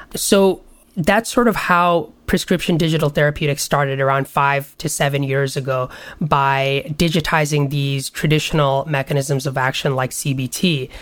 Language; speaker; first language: English; non-native, local second language; Bangla